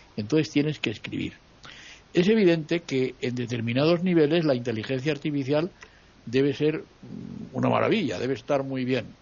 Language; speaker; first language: Spanish; native; Spanish